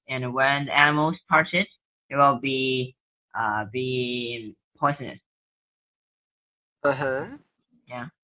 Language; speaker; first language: English; non-native, learner; Chinese